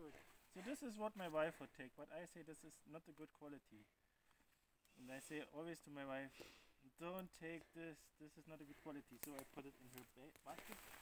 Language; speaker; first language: English; non-native, learner; German